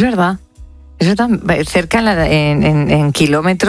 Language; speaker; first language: Spanish; native; Spanish